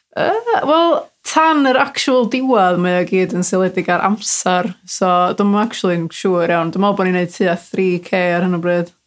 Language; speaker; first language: Welsh; native; Welsh